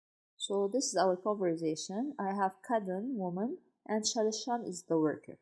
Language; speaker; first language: English; non-native, fluent; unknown